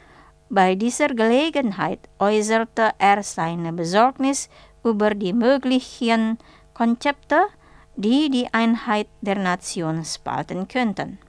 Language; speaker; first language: German; non-native, fluent; Indonesian